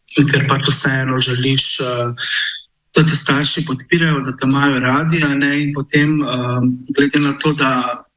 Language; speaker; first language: Slovenian; non-native, local second language; Romany